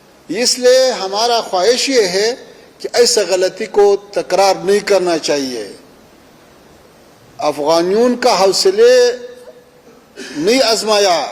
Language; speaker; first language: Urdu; non-native, fluent; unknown